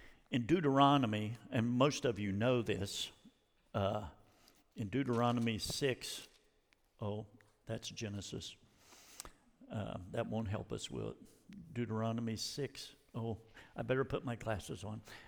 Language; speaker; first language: English; native; English